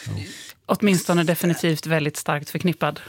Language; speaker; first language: Swedish; native; Swedish